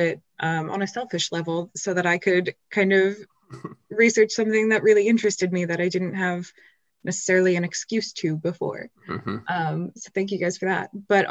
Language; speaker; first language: English; native; English